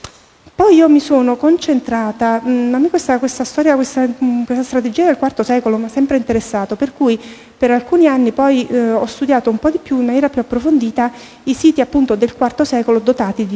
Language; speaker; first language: Italian; native; Italian